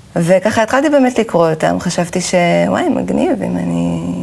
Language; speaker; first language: Hebrew; native; Hebrew